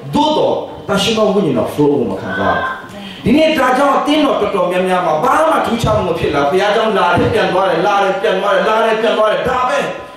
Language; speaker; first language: Burmese; non-native, local second language; Tedim Chin